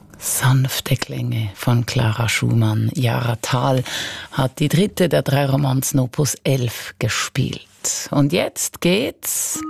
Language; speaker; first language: German; native; German